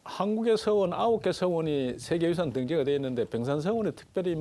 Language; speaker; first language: Korean; native; Korean